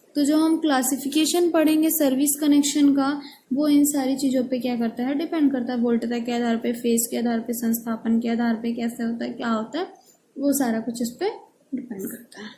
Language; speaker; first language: Hindi; native; Hindi